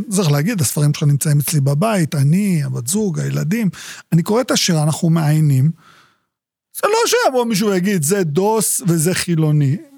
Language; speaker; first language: Hebrew; native; Hebrew